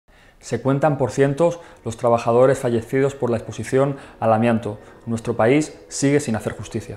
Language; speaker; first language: Spanish; native; Spanish